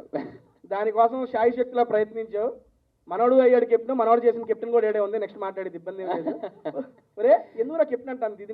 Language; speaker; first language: Telugu; native; Telugu